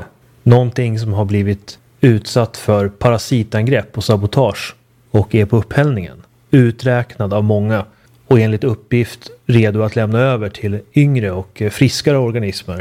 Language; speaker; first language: Swedish; native; Swedish